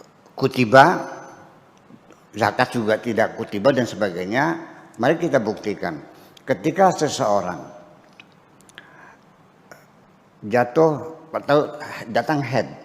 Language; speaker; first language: Indonesian; native; Indonesian